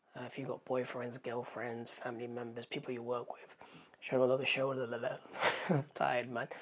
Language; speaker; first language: English; native; English